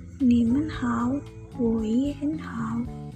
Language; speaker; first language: Chinese; non-native, learner; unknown